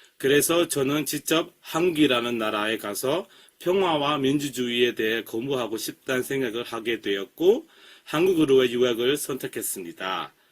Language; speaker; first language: Korean; non-native, fluent; Burmese